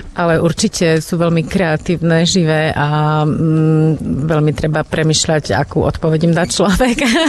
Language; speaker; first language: Slovak; native; Slovak